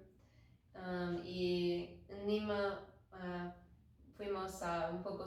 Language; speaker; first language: Spanish; non-native, learner; English